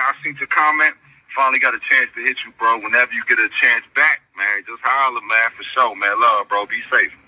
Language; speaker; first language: English; native; English